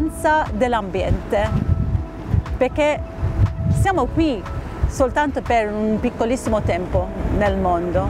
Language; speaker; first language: Italian; non-native, fluent; Maltese